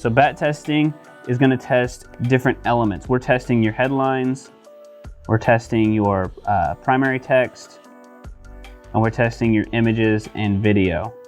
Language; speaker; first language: English; native; English